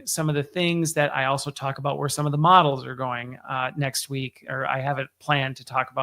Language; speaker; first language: English; native; English